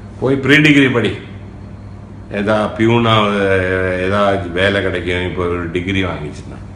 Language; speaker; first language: Tamil; non-native, local second language; Malayalam